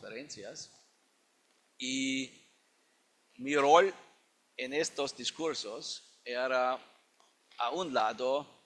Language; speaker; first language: Spanish; non-native, fluent; German